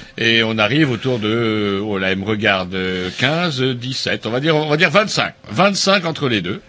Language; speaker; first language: French; native; French